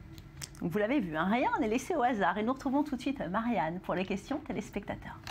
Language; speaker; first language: French; native; French